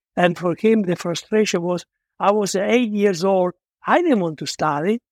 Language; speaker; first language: English; non-native, fluent; Italian